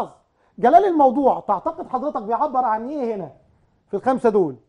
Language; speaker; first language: Arabic; native; Arabic